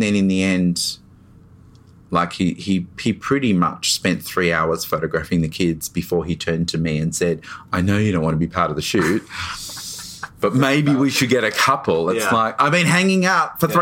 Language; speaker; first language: English; native; English